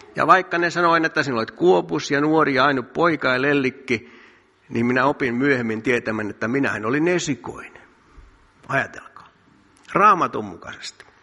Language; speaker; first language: Finnish; native; Finnish